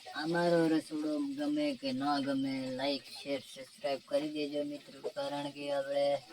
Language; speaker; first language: Gujarati; non-native, local second language; Bhili